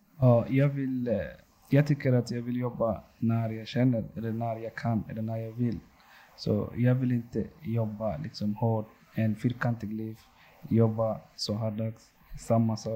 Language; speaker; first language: Swedish; non-native, local second language; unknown